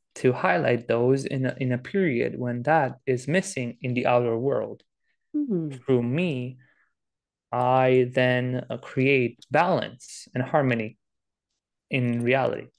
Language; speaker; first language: English; non-native, fluent; Romanian